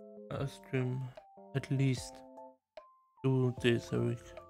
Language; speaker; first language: English; non-native, learner; German